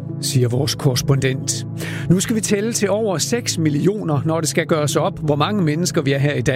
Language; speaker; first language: Danish; native; Danish